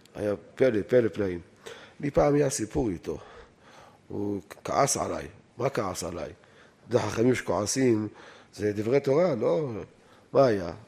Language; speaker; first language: Hebrew; native; Hebrew